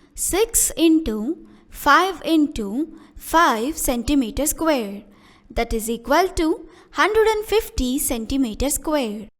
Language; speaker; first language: English; non-native, local second language; Kannada